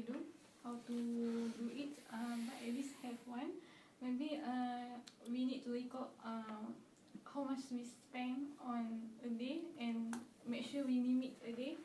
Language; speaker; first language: English; non-native, local second language; Malay